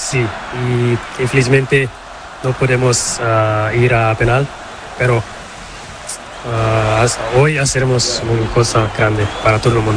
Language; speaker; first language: Spanish; non-native, fluent; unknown